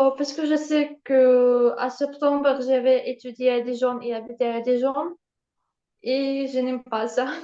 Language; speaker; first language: French; non-native, learner; Ukrainian